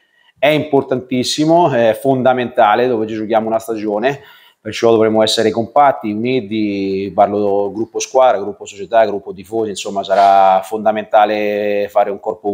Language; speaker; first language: Italian; native; Italian